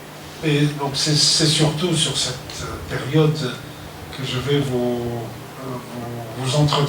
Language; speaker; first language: French; non-native, fluent; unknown